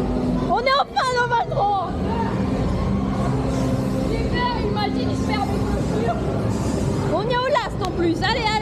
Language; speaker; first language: French; native; French